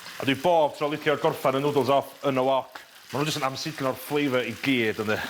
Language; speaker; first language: Welsh; native; Welsh